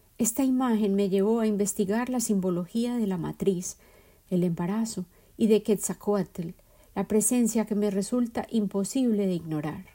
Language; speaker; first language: Spanish; native; Spanish